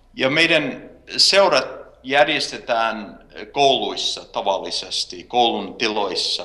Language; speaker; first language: Finnish; early bilingual, heritage; Finnish